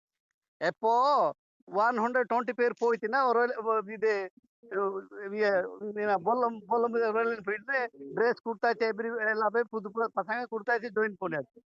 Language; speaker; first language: Tamil; non-native, learner; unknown